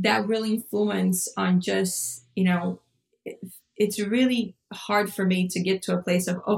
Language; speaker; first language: English; non-native, fluent; Portuguese